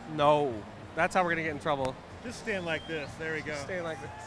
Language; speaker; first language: English; native; English